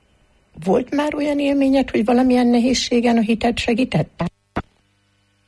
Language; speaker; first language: Hungarian; native; Hungarian